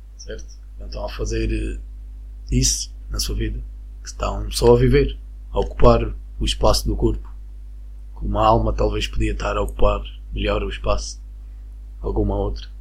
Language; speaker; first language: Portuguese; non-native, fluent; Spanish